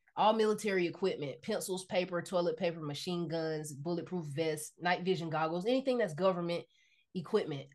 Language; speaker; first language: English; native; English